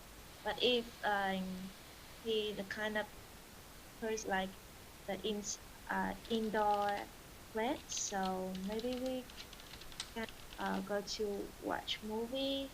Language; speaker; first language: English; non-native, learner; Vietnamese